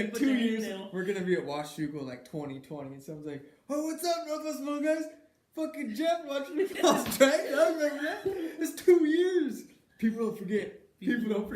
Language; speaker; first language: English; native; English